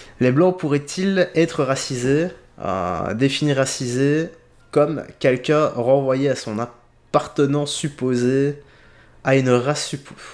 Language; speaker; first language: French; native; French